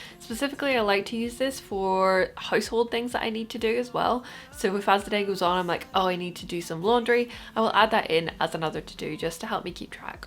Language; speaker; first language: English; native; English